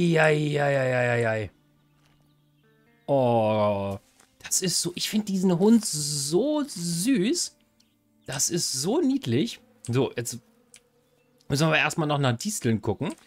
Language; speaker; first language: German; native; German